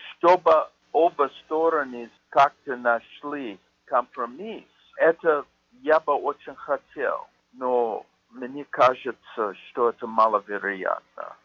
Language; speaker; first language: Russian; non-native, fluent; English